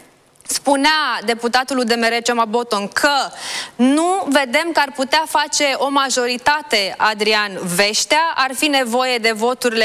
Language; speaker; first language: Romanian; native; Romanian